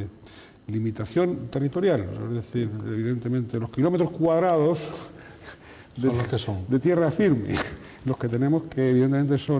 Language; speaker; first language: Spanish; native; Spanish